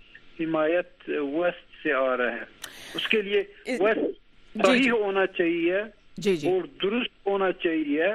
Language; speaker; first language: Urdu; non-native, learner; Turkish